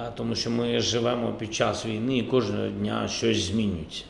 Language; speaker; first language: Ukrainian; non-native, local second language; Russian